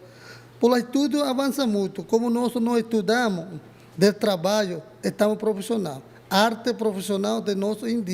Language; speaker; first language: Portuguese; non-native, learner; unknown